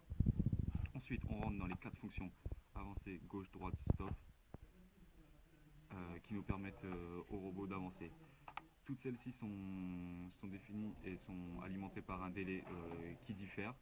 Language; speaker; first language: French; native; French